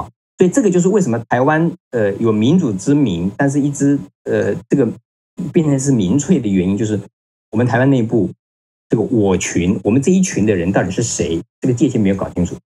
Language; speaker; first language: Chinese; native; Chinese